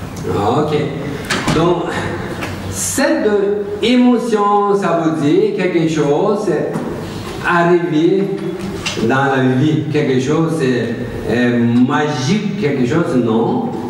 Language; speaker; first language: French; non-native, learner; Tibetan